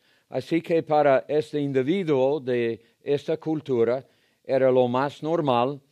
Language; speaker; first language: Spanish; non-native, fluent; English